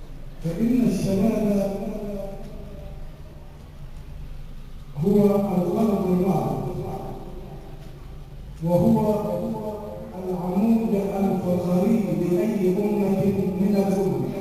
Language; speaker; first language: Arabic; native; Arabic